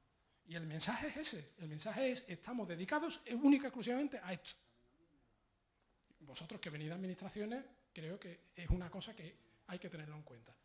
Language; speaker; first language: Spanish; native; Spanish